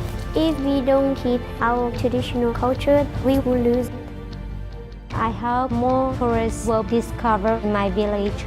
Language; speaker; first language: English; non-native, local second language; Hmong